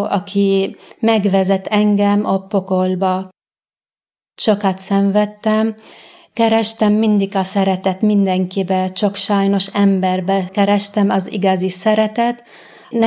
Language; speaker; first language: Hungarian; non-native, fluent; Arabic